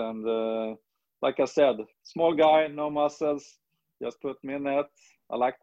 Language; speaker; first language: English; non-native, fluent; Swedish